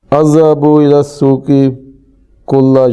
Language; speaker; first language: Arabic; non-native, learner; Urdu